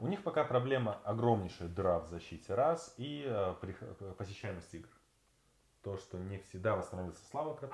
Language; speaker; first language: Russian; native; Russian